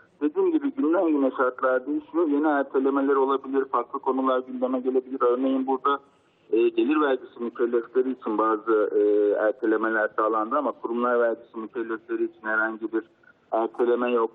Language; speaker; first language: Turkish; native; Turkish